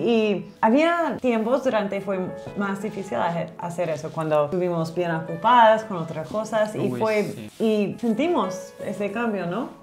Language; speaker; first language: Spanish; non-native, learner; English